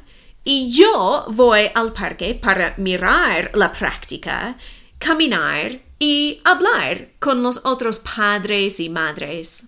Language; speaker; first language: Spanish; non-native, fluent; English